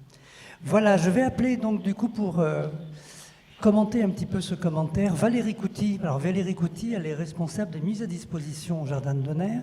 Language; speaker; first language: French; native; French